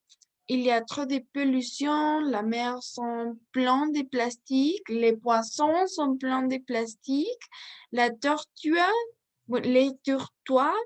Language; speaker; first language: French; non-native, learner; Spanish